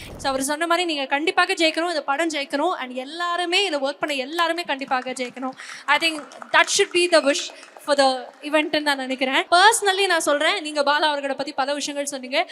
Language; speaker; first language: Tamil; native; Tamil